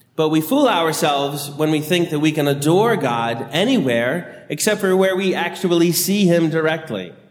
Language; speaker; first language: English; native; English